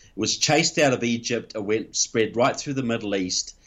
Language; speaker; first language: English; native; English